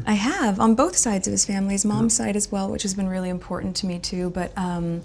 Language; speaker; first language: English; native; English